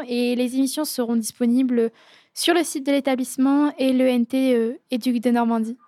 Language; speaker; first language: French; native; French